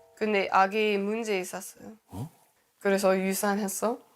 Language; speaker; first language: Korean; non-native, learner; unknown